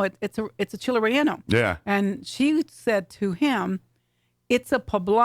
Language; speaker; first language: English; native; English